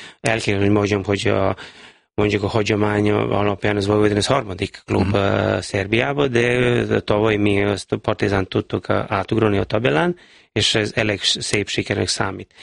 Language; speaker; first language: Hungarian; non-native, fluent; Serbian